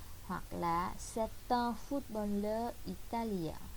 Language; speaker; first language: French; non-native, fluent; Vietnamese